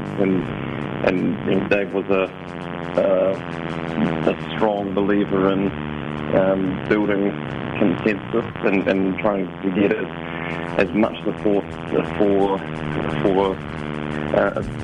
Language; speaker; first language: English; native; English